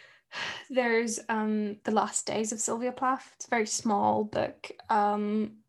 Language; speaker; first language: English; native; English